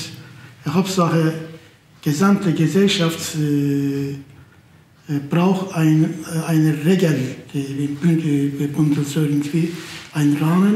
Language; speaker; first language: German; non-native, fluent; Turkish